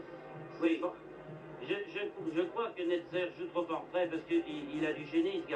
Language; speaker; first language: French; native; French